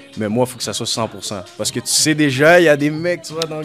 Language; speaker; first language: French; native; French